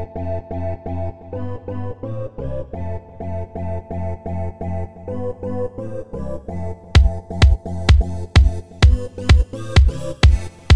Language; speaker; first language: French; native; French